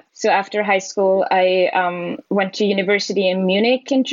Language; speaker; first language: English; non-native, fluent; German